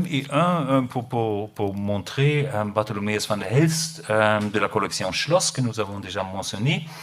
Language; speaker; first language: French; non-native, learner; German